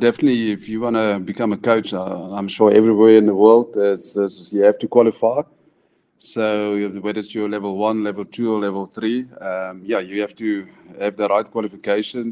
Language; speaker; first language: English; non-native, local second language; Afrikaans